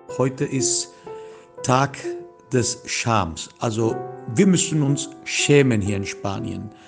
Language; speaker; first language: German; non-native, fluent; Spanish